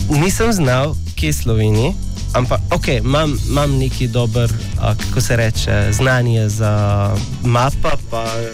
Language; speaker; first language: Slovenian; non-native, learner; Arabic